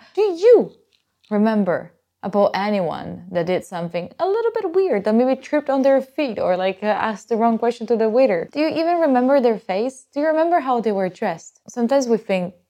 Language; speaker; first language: English; non-native, fluent; Italian